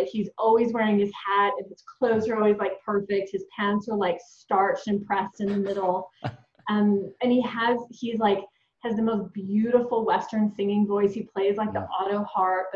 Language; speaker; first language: English; native; English